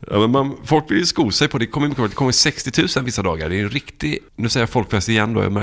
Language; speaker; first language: Swedish; native; Swedish